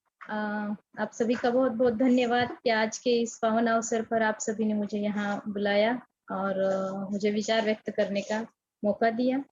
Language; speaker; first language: Hindi; non-native, local second language; Marathi